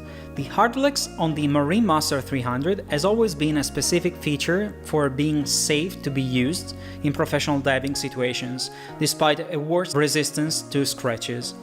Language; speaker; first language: English; non-native, fluent; Italian